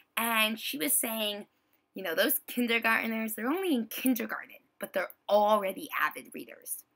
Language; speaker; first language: English; native; English